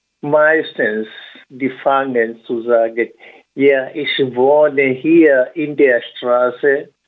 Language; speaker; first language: German; non-native, learner; Swahili